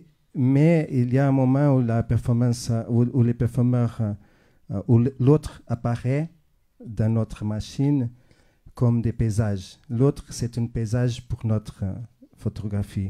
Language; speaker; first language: French; non-native, fluent; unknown